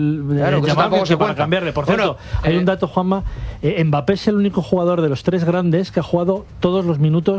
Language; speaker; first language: Spanish; native; Spanish